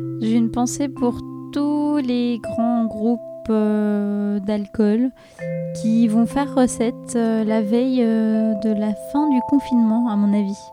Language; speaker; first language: French; native; French